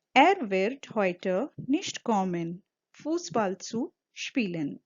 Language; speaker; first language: German; non-native, fluent; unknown